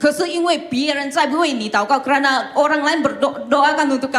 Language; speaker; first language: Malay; non-native, local second language; Chinese